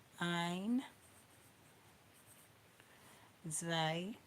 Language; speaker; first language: German; non-native, learner; English